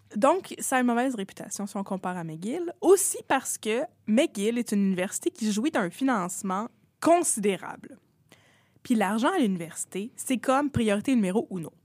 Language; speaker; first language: French; native; French